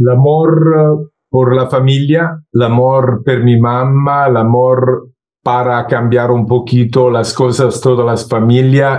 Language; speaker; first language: Spanish; non-native, learner; Italian